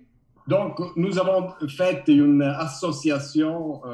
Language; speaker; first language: French; non-native, learner; Italian